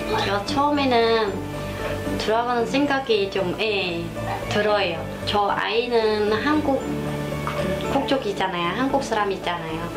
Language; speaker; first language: Korean; non-native, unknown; Vietnamese